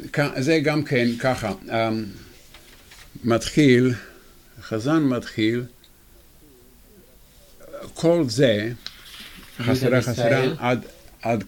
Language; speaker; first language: Hebrew; non-native, fluent; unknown